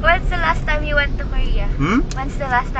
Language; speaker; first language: English; non-native, local second language; Filipino